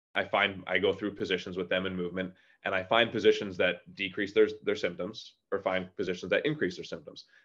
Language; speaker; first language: English; native; English